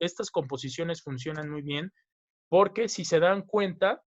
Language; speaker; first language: Spanish; native; Spanish